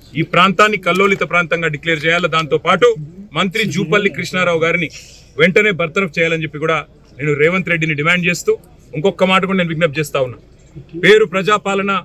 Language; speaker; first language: Telugu; native; Telugu